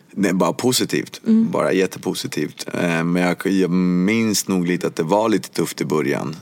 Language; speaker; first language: Swedish; early bilingual, other home language; Spanish